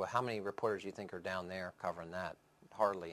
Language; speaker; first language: English; native; English